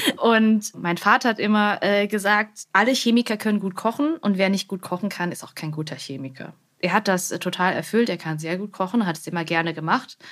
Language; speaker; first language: German; early bilingual, other home language; Vietnamese